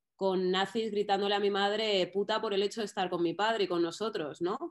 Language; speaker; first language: Spanish; native; Spanish